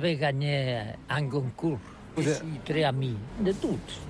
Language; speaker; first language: French; non-native, learner; Catalan